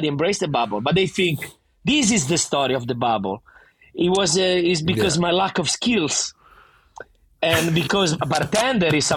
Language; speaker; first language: English; non-native, fluent; Italian